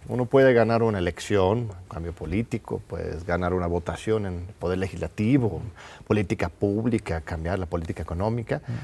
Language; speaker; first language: Spanish; non-native, fluent; English